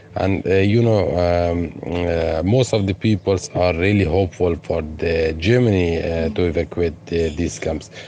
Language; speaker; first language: English; non-native, fluent; Persian